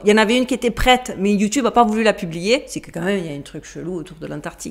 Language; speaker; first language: French; native; French